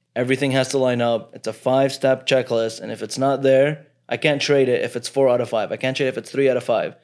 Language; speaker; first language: English; early bilingual, other home language; Arabic